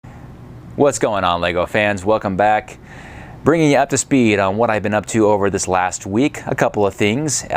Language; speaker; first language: English; native; English